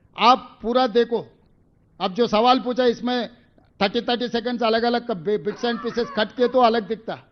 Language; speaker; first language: Hindi; non-native, local second language; Telugu